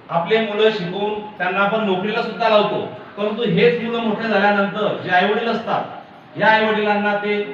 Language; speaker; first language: Marathi; native; Marathi